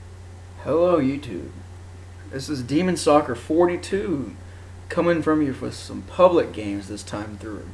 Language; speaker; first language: English; native; English